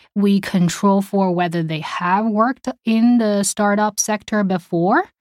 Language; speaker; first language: English; early bilingual, other home language; Chinese